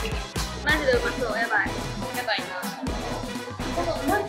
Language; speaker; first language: Japanese; native; Japanese